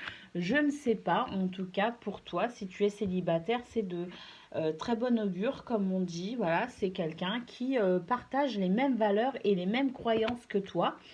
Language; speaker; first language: French; native; French